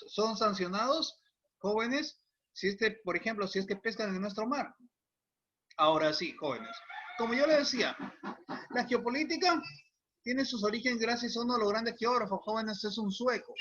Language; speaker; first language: Spanish; native; Spanish